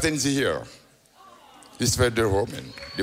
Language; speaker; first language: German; non-native, learner; French